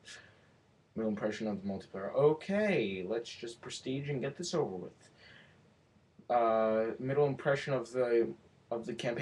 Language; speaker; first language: English; native; English